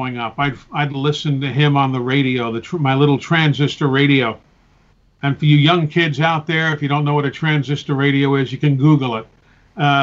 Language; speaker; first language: English; native; English